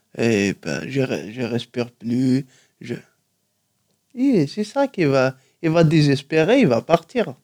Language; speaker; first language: French; non-native, local second language; Kabyle